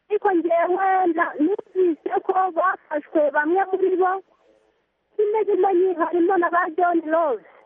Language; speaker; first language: Kinyarwanda; early bilingual, heritage; Kinyarwanda